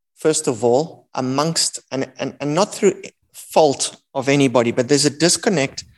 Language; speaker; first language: English; native; English